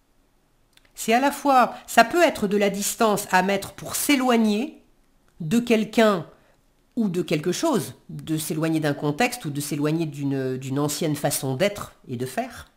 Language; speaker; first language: French; native; French